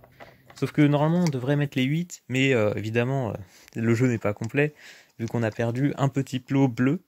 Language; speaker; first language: French; native; French